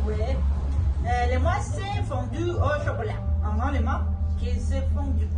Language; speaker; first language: French; non-native, learner; Spanish